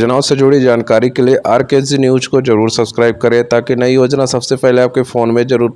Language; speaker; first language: Hindi; native; Hindi